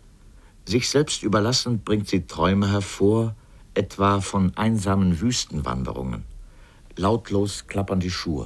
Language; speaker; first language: German; native; German